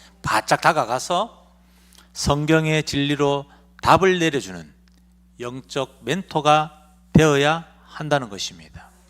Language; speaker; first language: Korean; native; Korean